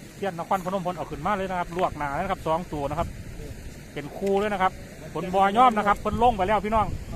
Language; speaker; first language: Thai; native; Thai